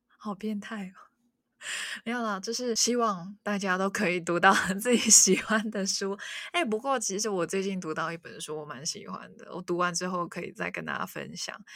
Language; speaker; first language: Chinese; non-native, local second language; Cantonese